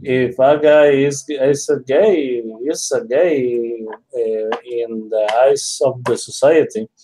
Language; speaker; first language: English; non-native, learner; Spanish